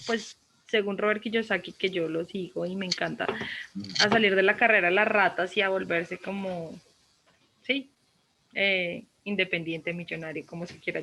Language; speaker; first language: Spanish; native; Spanish